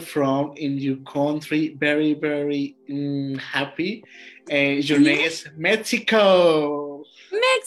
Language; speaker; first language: English; non-native, learner; Spanish